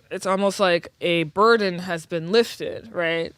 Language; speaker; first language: English; native; English